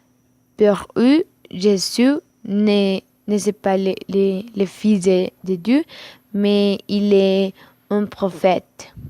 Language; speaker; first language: French; non-native, learner; Spanish